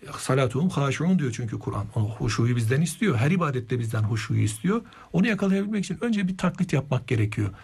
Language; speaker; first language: Turkish; native; Turkish